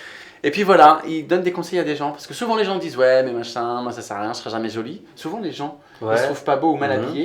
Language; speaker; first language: French; native; French